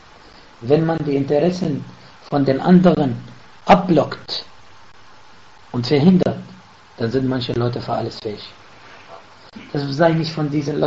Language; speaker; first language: German; non-native, fluent; Arabic